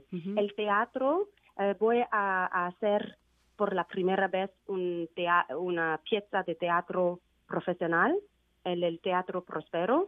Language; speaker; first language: Spanish; non-native, learner; Vietnamese